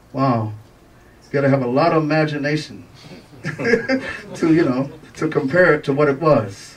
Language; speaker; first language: English; native; English